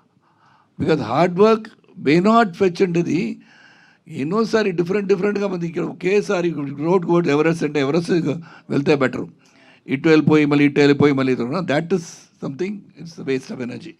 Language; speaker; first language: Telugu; non-native, fluent; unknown